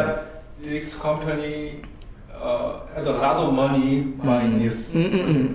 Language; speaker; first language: English; non-native, learner; Korean